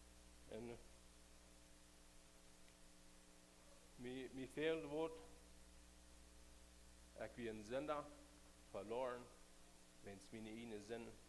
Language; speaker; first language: German; non-native, learner; Plautdietsch